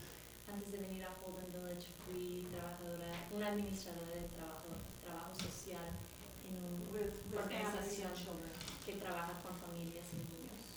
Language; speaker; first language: Spanish; non-native, fluent; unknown